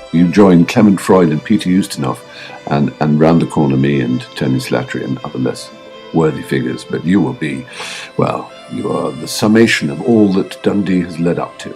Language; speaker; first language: English; native; English